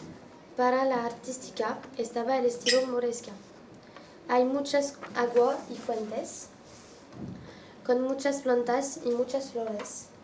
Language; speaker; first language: Spanish; non-native, learner; French